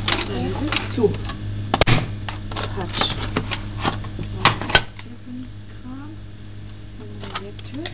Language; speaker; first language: German; native; German